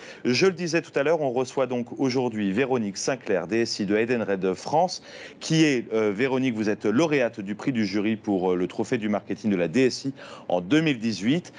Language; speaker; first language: French; native; French